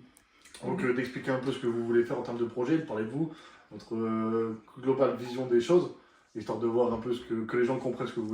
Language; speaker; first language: French; native; French